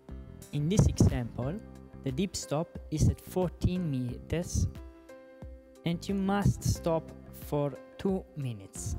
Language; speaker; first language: English; non-native, fluent; Italian